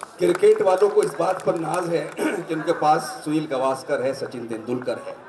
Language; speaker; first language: Urdu; native; Urdu